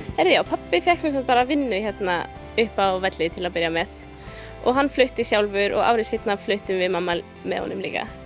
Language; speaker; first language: Icelandic; early bilingual, other home language; Polish